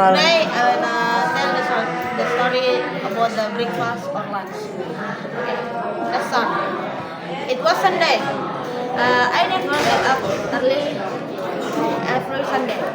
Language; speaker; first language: English; non-native, learner; Indonesian